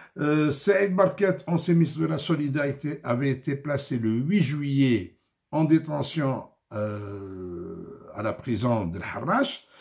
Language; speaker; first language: French; non-native, local second language; Arabic